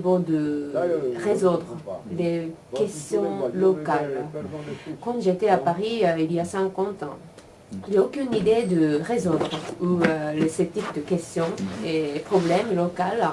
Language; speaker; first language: French; non-native, learner; Japanese